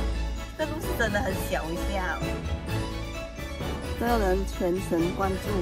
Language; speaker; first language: Chinese; native; Chinese